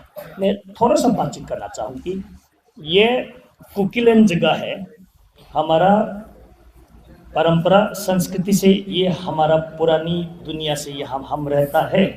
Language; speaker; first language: Hindi; non-native, local second language; Thado Chin